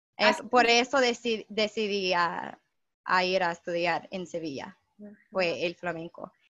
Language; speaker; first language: Spanish; non-native, fluent; English